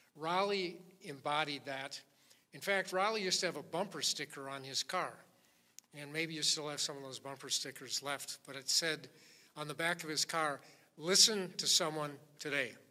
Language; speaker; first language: English; native; English